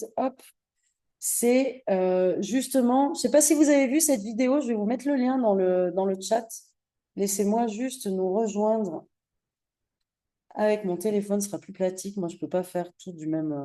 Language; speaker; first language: French; native; French